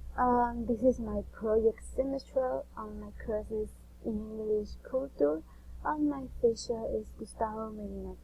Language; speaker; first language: English; non-native, learner; Spanish